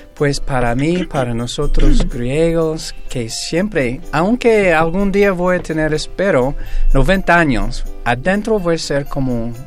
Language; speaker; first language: Spanish; non-native, fluent; English